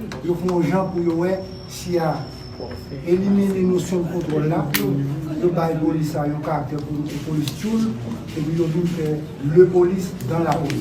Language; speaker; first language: Haitian Creole; native; Haitian Creole